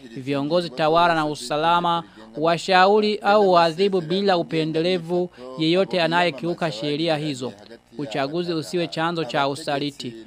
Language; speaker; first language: Swahili; non-native, local second language; Rundi